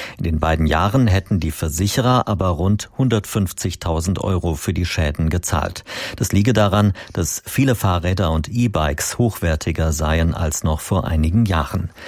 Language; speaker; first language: German; native; German